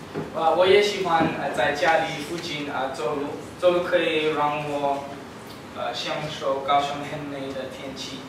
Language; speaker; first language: Chinese; non-native, learner; English